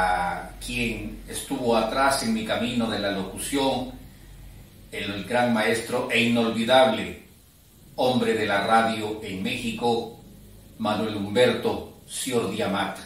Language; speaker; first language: Spanish; native; Spanish